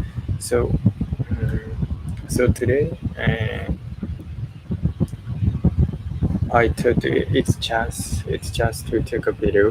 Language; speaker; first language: English; non-native, learner; Japanese